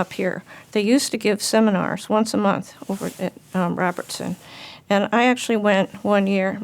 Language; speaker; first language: English; native; English